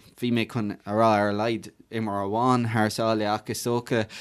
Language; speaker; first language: Irish; native; Irish